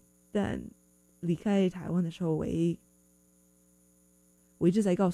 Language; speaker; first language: Chinese; non-native, fluent; English